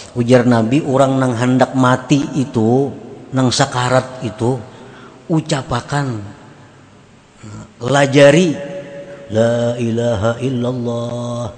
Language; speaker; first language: Indonesian; non-native, local second language; Banjar